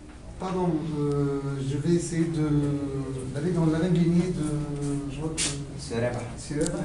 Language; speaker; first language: French; non-native, local second language; Arabic